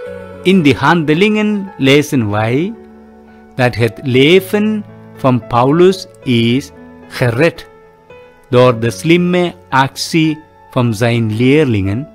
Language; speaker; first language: Dutch; non-native, fluent; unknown